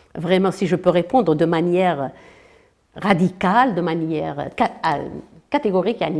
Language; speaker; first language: French; non-native, local second language; Arabic